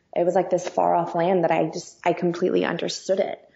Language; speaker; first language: English; native; English